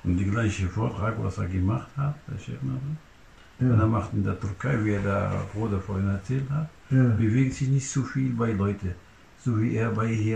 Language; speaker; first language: German; non-native, learner; Turkish